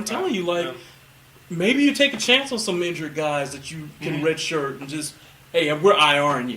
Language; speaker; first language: English; native; English